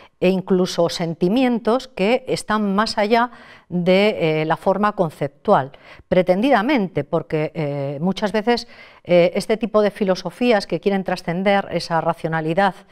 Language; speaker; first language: Spanish; native; Spanish